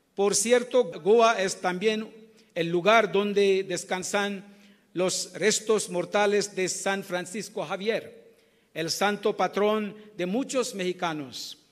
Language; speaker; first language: Spanish; non-native, fluent; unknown